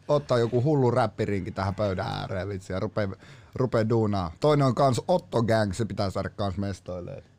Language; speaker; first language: Finnish; native; Finnish